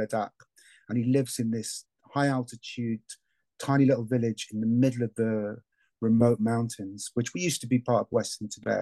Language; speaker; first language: English; native; English